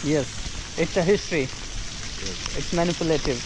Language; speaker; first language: English; non-native, learner; Hindi